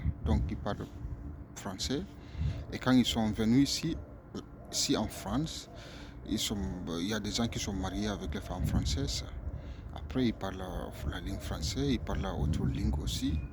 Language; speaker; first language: French; non-native, learner; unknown